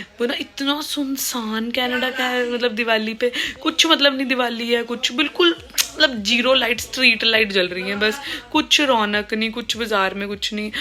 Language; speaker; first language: Hindi; native; Hindi